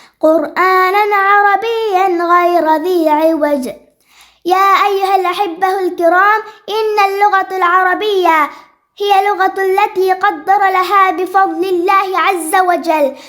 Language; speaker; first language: Arabic; non-native, learner; Malayalam